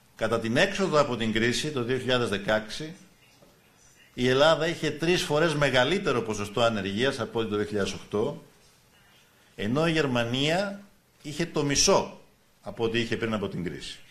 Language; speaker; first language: Greek; native; Greek